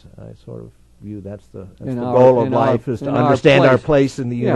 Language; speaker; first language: English; native; English